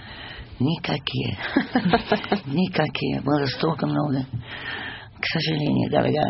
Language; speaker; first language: Russian; non-native, fluent; English